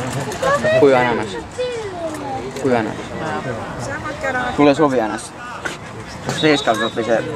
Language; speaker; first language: Finnish; native; Finnish